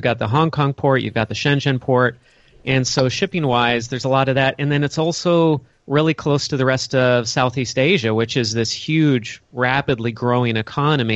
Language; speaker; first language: English; native; English